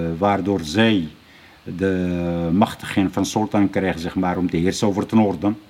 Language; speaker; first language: Dutch; non-native, fluent; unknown